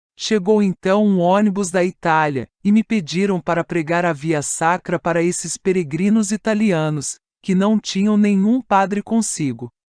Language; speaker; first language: Portuguese; non-native, fluent; Italian